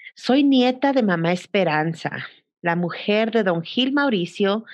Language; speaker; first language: Spanish; early bilingual, heritage; Spanish